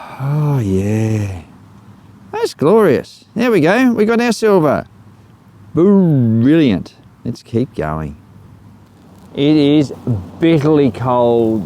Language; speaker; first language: English; native; English